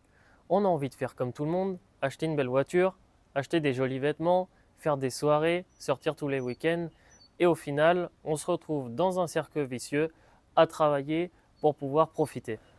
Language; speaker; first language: French; native; French